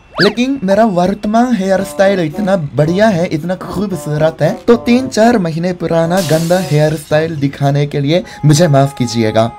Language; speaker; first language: Hindi; non-native, fluent; Japanese